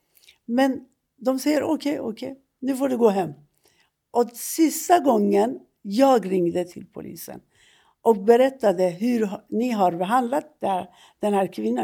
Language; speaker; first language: Swedish; non-native, fluent; Persian